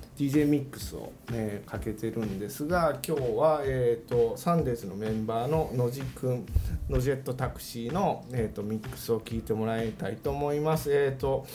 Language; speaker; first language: Japanese; native; Japanese